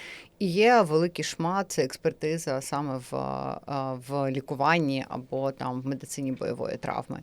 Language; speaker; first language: Ukrainian; native; Ukrainian